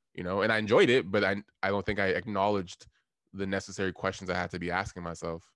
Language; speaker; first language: English; native; English